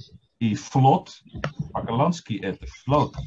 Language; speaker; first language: Russian; non-native, fluent; Dutch